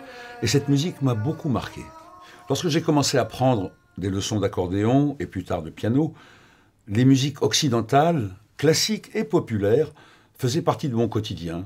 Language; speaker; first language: French; non-native, local second language; Arabic